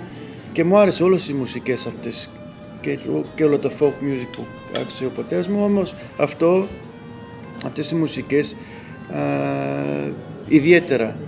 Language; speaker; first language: Greek; early bilingual, heritage; Greek